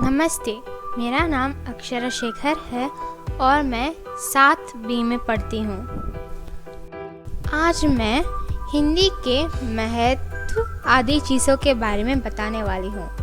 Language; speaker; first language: Hindi; non-native, local second language; Malayalam